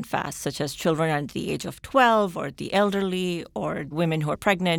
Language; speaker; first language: English; non-native, local second language; Urdu